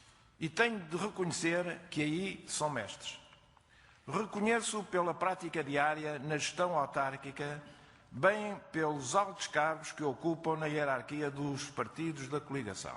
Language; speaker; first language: Portuguese; native; Portuguese